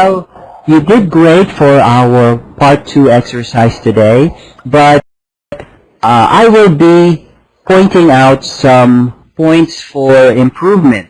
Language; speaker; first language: English; non-native, fluent; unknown